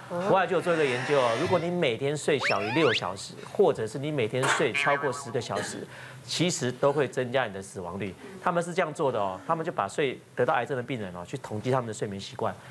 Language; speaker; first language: Chinese; native; Chinese